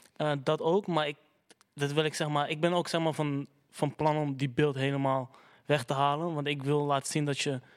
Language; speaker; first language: Dutch; early bilingual, other home language; Arabic